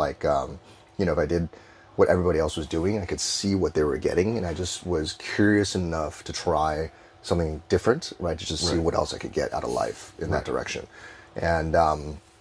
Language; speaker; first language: English; native; English